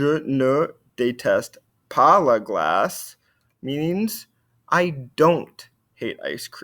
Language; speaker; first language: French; non-native, fluent; English